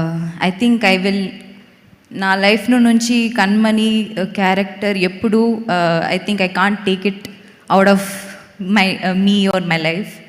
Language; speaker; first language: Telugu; non-native, fluent; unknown